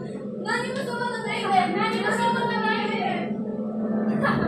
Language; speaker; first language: Japanese; non-native, learner; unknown